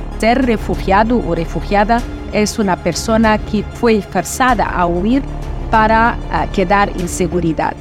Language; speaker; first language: Spanish; non-native, fluent; Portuguese